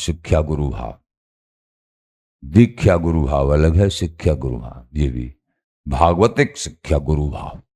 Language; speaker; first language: Hindi; native; Hindi